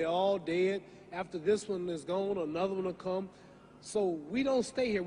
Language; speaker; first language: English; native; English